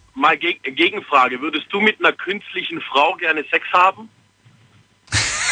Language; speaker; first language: German; native; German